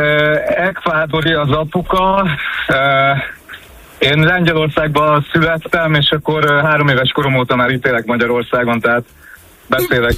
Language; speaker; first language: Hungarian; early bilingual, other home language; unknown